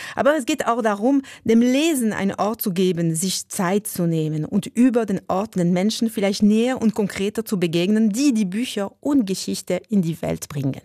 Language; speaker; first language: German; non-native, local second language; French